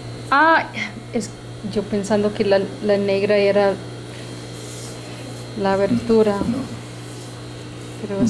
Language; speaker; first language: Spanish; non-native, learner; English